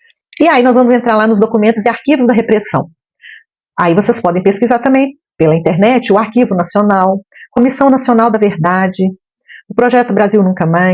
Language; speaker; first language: Portuguese; native; Portuguese